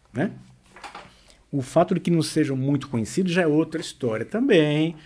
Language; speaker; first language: Portuguese; native; Portuguese